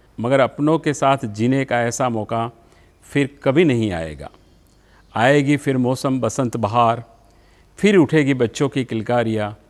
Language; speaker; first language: Hindi; non-native, local second language; Gujarati